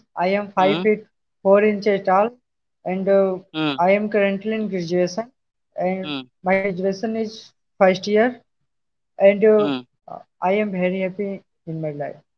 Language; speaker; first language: English; non-native, learner; Hindi